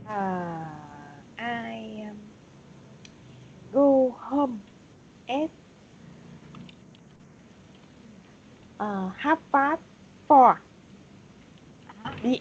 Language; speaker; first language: English; non-native, learner; Vietnamese